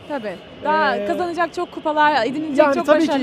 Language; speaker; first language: Turkish; native; Turkish